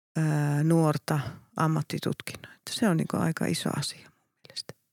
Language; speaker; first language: Finnish; native; Finnish